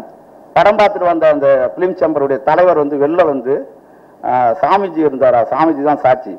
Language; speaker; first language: Tamil; native; Tamil